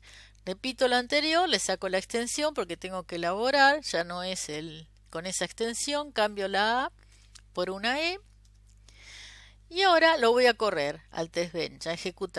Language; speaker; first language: Spanish; native; Spanish